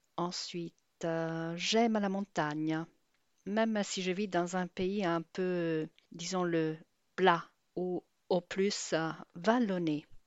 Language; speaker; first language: French; non-native, fluent; Italian